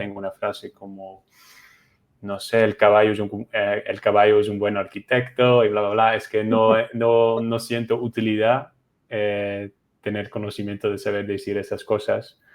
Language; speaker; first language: Spanish; non-native, fluent; Dutch